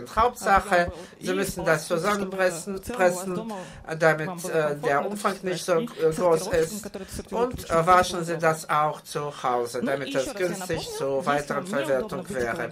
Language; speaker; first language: German; non-native, fluent; Russian